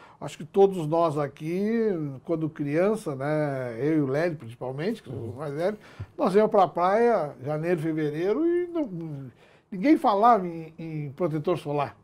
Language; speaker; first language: Portuguese; native; Portuguese